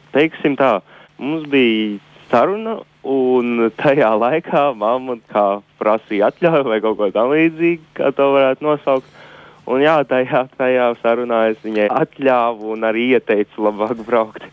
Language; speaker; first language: Latvian; native; Latvian